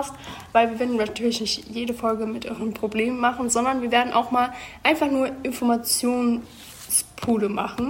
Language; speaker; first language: German; early bilingual, other home language; Greek